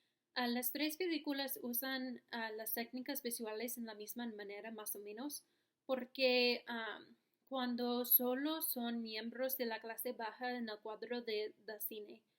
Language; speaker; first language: Spanish; non-native, learner; English